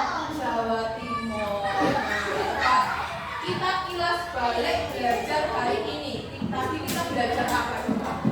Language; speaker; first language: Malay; non-native, local second language; Javanese